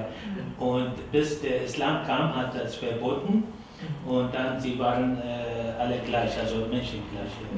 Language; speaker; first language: German; non-native, learner; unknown